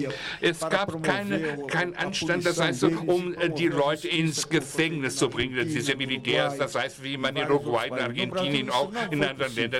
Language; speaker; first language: German; non-native, fluent; Portuguese